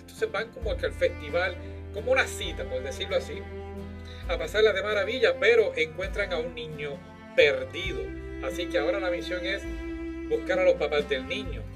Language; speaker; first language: Spanish; native; Spanish